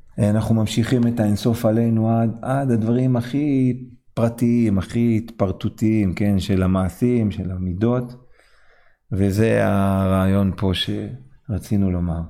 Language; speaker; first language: Hebrew; non-native, fluent; English